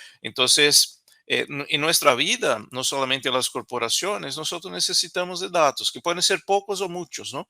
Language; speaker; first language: Spanish; non-native, fluent; Portuguese